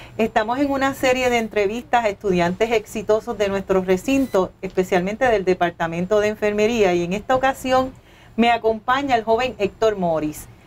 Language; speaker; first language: Spanish; native; Spanish